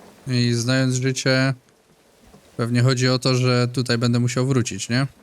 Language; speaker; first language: Polish; native; Polish